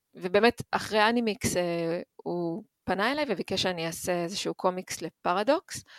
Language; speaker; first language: Hebrew; native; Hebrew